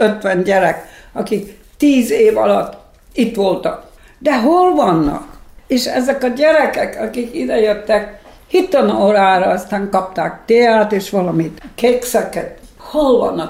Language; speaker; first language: Hungarian; early bilingual, heritage; Hungarian